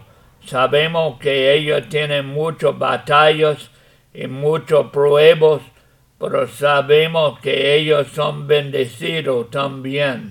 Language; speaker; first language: Spanish; non-native, fluent; English